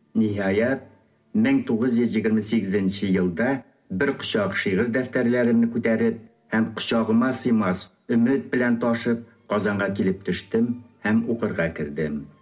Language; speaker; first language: Tatar; early bilingual, heritage; Tatar